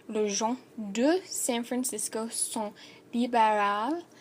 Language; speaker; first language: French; non-native, learner; English